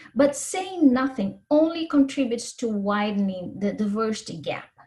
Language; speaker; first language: English; non-native, fluent; Portuguese